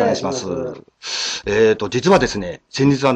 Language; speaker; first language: Japanese; native; Japanese